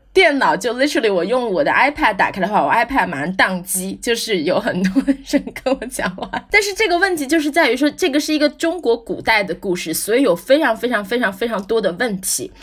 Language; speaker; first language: Chinese; native; Chinese